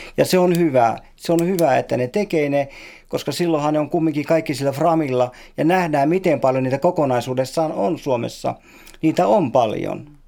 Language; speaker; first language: Finnish; native; Finnish